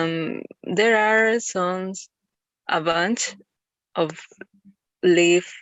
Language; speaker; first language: English; non-native, learner; Spanish